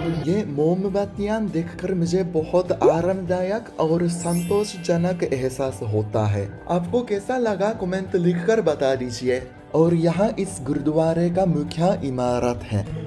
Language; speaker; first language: Hindi; non-native, fluent; Japanese